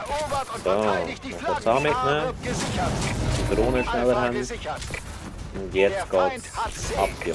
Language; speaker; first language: German; native; German